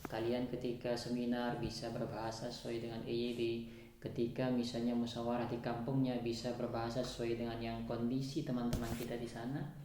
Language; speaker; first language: Indonesian; non-native, local second language; Sasak